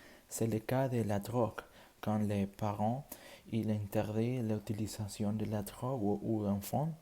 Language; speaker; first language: French; non-native, learner; Spanish